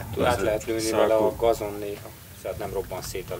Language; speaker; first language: Hungarian; native; Hungarian